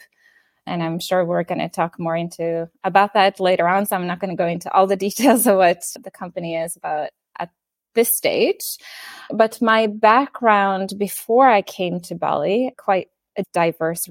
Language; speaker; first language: English; non-native, fluent; Norwegian